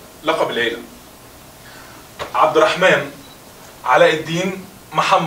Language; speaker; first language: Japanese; non-native, fluent; Arabic